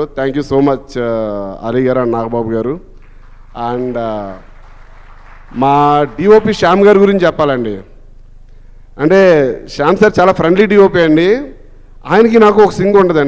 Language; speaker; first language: Telugu; native; Telugu